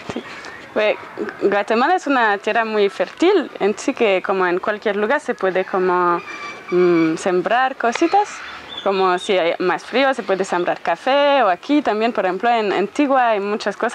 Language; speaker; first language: Spanish; non-native, fluent; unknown